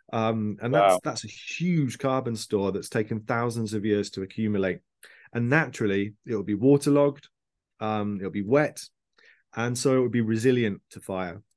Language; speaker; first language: English; native; English